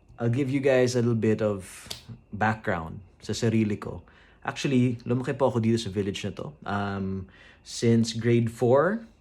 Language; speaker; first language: Filipino; non-native, local second language; Cebuano